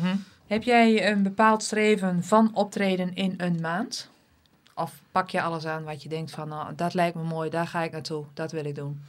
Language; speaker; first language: Dutch; native; Dutch